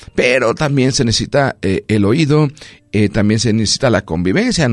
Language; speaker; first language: Spanish; native; Spanish